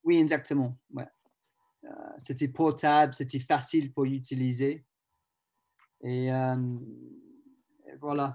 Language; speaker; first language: French; non-native, learner; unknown